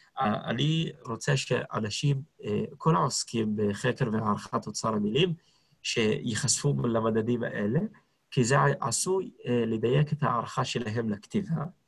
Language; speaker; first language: Hebrew; non-native, local second language; Arabic